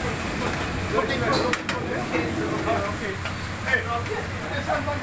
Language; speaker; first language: English; non-native, learner; Burmese